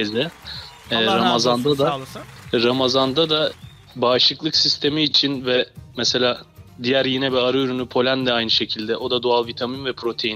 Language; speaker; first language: Turkish; native; Turkish